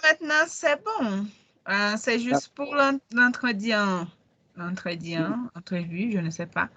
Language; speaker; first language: French; non-native, learner; Portuguese